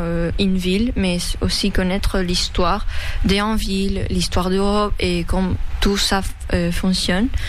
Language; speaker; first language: French; early bilingual, other home language; Spanish